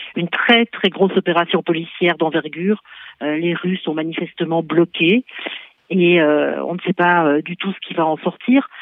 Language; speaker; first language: French; native; French